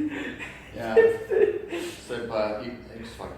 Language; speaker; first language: French; non-native, learner; German